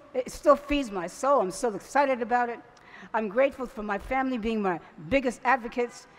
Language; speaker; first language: English; native; English